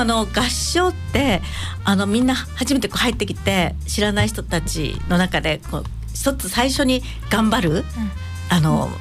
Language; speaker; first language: Japanese; native; Japanese